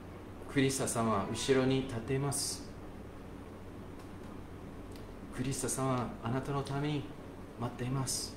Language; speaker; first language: Japanese; non-native, fluent; English